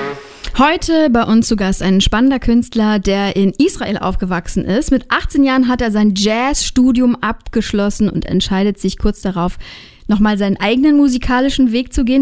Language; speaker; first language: German; native; German